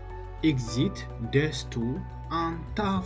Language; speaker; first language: Dutch; non-native, learner; Tigrinya